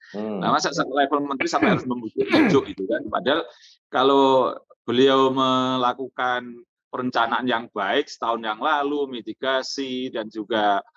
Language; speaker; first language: Indonesian; native; Indonesian